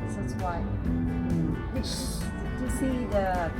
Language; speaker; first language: English; non-native, learner; Japanese